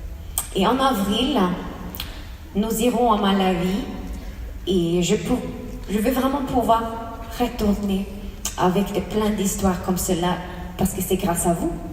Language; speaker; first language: French; non-native, fluent; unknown